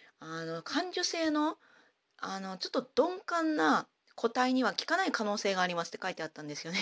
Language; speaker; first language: Japanese; native; Japanese